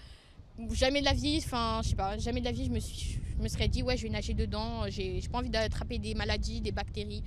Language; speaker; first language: French; native; French